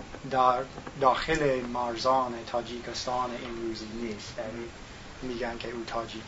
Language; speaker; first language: Persian; non-native, learner; English